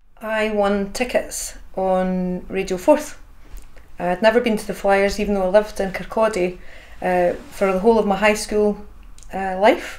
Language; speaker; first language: English; native; English